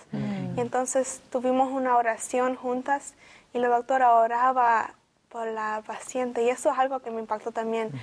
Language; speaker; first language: Spanish; early bilingual, heritage; Spanish